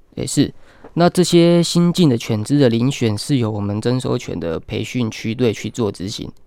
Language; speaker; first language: Chinese; native; Chinese